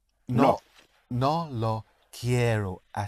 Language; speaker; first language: Spanish; non-native, learner; English